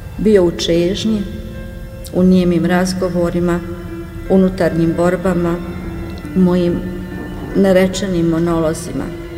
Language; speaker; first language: Bosnian; native; Bosnian